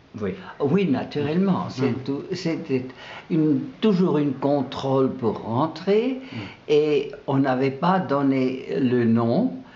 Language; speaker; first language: French; non-native, local second language; German